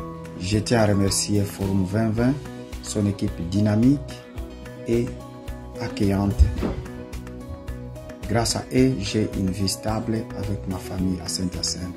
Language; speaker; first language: French; non-native, local second language; Portuguese